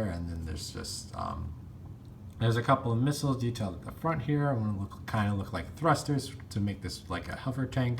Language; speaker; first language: English; native; English